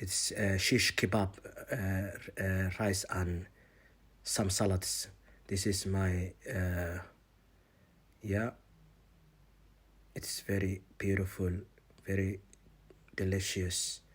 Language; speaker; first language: English; non-native, fluent; Somali